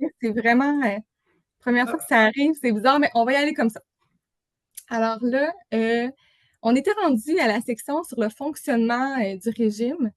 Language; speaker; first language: French; native; French